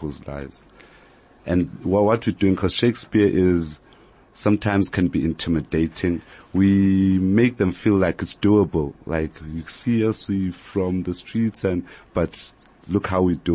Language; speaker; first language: English; non-native, local second language; Xhosa